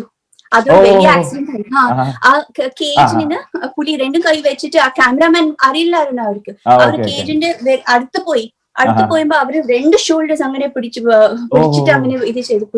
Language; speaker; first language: Malayalam; non-native, learner; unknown